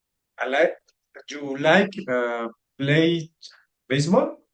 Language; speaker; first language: English; non-native, learner; Spanish